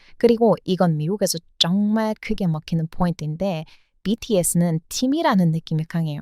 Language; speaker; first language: Korean; non-native, fluent; English